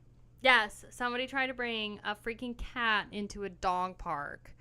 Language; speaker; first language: English; native; English